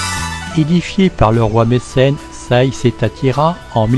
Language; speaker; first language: French; native; French